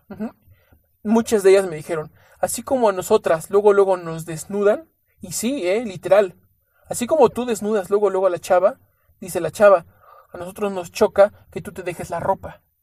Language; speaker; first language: Spanish; native; Spanish